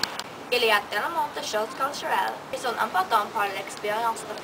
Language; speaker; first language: French; non-native, learner; English